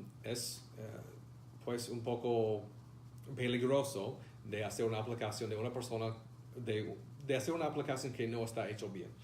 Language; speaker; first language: Spanish; non-native, fluent; English